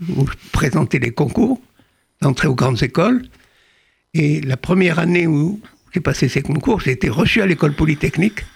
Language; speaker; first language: French; native; French